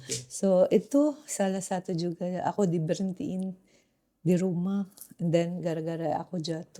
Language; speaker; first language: Indonesian; non-native, fluent; Filipino